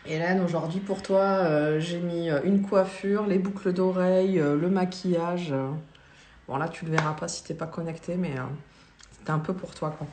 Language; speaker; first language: French; native; French